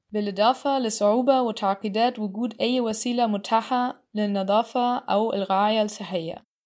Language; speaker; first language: Arabic; non-native, fluent; German